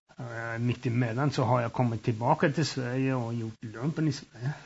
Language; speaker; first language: Swedish; early bilingual, heritage; Swedish